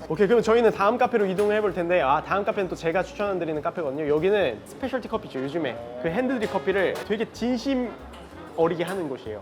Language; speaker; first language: Korean; native; Korean